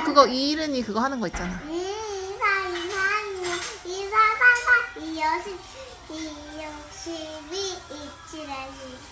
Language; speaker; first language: Korean; native; Korean